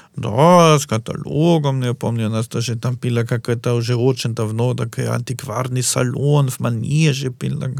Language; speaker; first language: Russian; non-native, learner; German